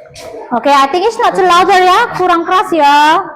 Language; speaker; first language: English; non-native, fluent; Indonesian